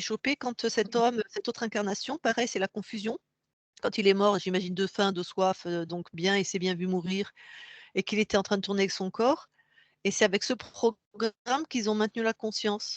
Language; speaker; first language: French; native; French